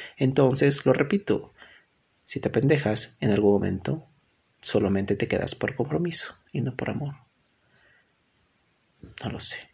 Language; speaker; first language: Spanish; native; Spanish